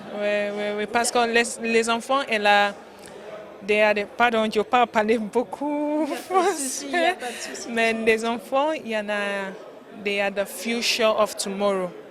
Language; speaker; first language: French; non-native, learner; English